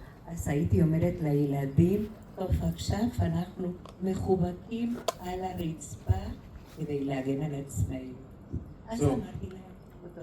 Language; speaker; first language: Hebrew; non-native, fluent; Spanish